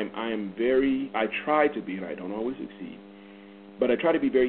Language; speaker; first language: English; native; English